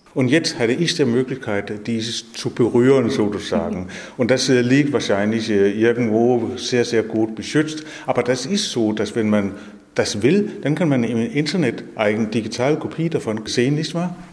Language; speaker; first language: German; non-native, learner; Danish